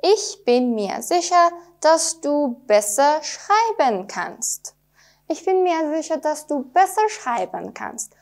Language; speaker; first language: German; non-native, fluent; Persian